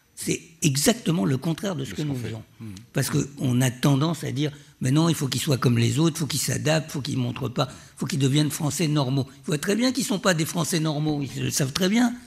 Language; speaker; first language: French; native; French